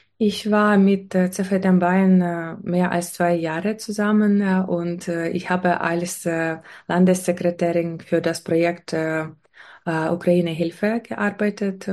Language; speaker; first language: German; non-native, fluent; Ukrainian